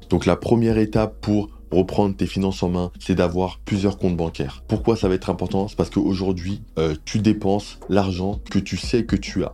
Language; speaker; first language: French; native; French